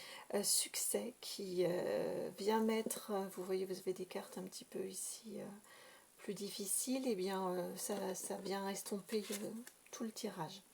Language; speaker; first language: French; native; French